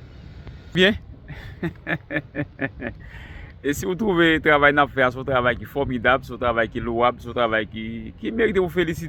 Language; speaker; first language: French; non-native, learner; Haitian Creole